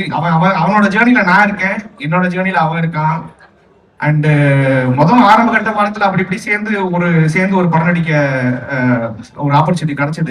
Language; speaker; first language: Tamil; native; Tamil